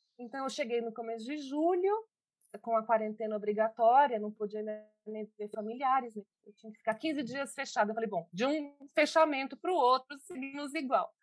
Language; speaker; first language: Portuguese; early bilingual, other home language; Spanish